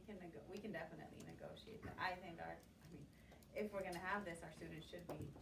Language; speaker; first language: English; native; English